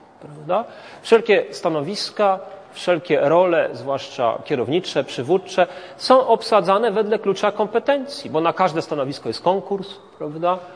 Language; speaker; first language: Polish; native; Polish